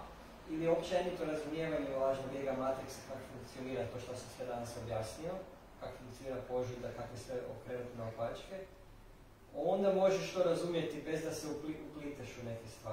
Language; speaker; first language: Croatian; native; Croatian